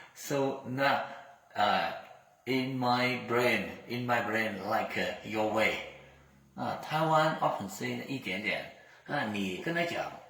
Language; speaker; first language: English; non-native, learner; Vietnamese